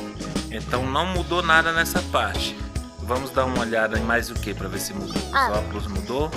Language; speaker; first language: Portuguese; native; Portuguese